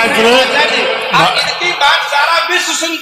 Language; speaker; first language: Hindi; native; Hindi